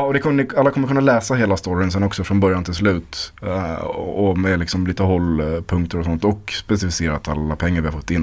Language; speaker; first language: Swedish; native; Swedish